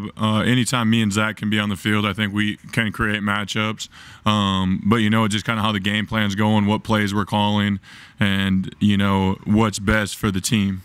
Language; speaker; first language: English; native; English